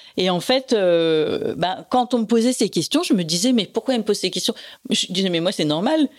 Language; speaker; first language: French; native; French